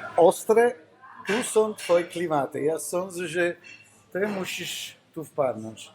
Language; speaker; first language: Polish; non-native, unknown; Italian